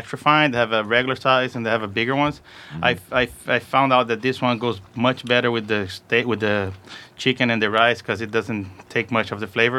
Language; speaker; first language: English; non-native, fluent; Portuguese